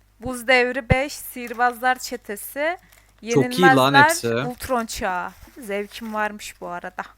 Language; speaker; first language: Turkish; native; Turkish